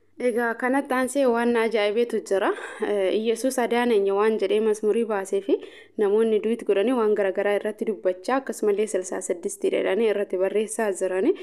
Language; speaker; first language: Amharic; non-native, local second language; Oromo